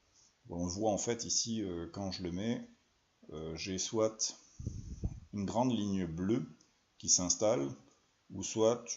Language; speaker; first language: French; native; French